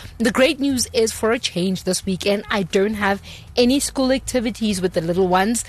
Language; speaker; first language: English; non-native, local second language; Xhosa